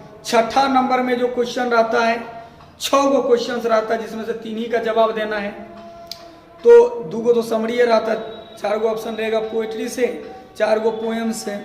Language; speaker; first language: Hindi; native; Hindi